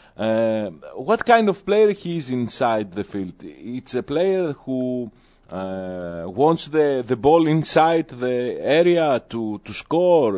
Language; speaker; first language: English; non-native, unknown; Greek